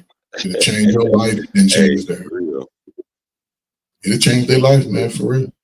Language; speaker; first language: English; native; English